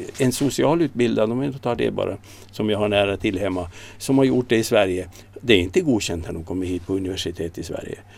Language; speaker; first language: Swedish; native; Swedish